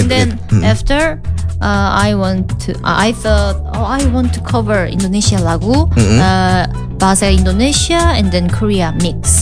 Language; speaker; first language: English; non-native, learner; Korean